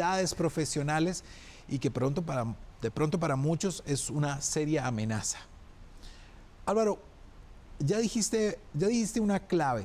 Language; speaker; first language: Spanish; native; Spanish